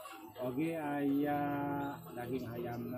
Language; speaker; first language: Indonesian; non-native, local second language; Sundanese